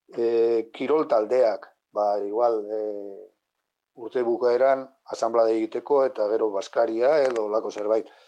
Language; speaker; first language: Basque; non-native, local second language; Spanish